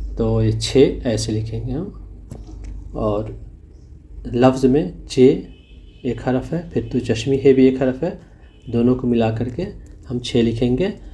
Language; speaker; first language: Hindi; native; Hindi